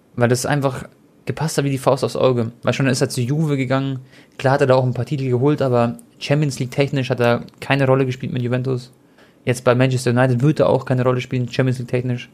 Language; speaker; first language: German; early bilingual, other home language; Croatian